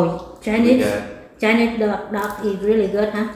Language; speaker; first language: English; non-native, learner; Vietnamese